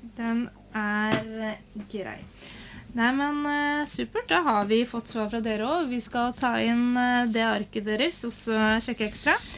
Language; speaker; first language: Norwegian; native; Norwegian